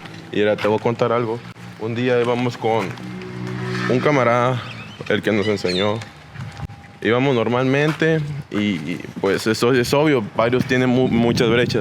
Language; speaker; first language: Spanish; native; Spanish